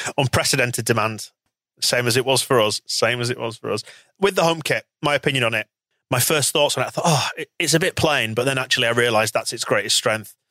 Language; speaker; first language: English; native; English